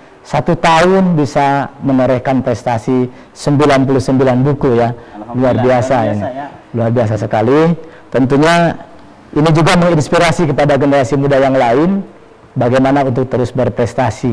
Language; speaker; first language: Indonesian; native; Indonesian